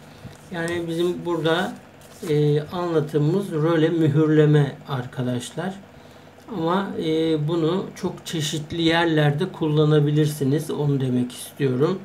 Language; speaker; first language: Turkish; native; Turkish